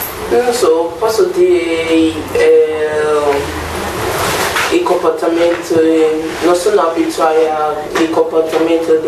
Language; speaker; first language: Italian; non-native, learner; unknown